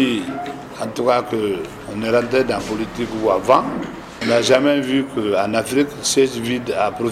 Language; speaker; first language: French; non-native, local second language; Susu